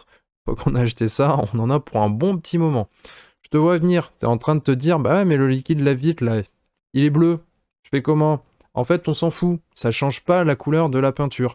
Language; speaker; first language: French; native; French